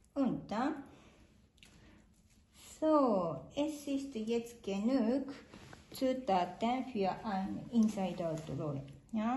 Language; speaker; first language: German; non-native, learner; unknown